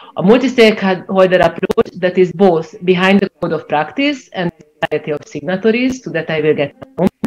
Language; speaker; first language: English; non-native, fluent; Ukrainian